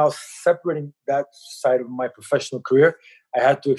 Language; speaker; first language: English; native; English